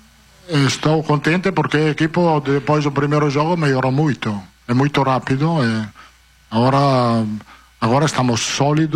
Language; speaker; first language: Portuguese; non-native, fluent; Italian